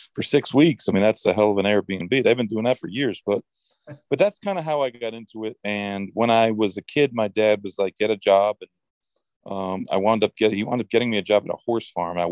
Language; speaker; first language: English; native; English